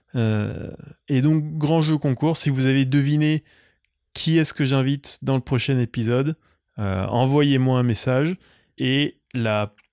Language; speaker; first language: French; native; French